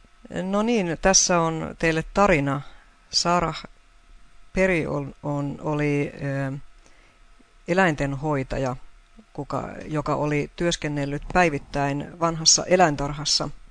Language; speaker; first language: Finnish; native; Finnish